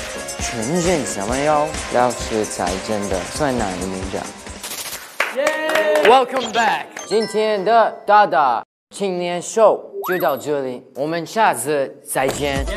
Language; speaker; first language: Chinese; non-native, learner; English